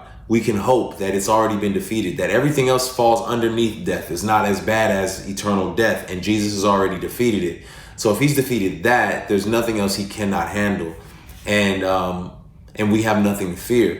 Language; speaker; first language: English; native; English